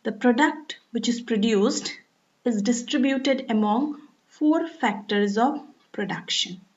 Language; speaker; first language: English; non-native, local second language; Assamese